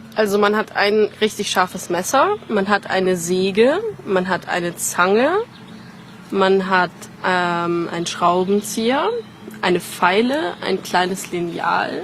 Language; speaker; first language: German; native; German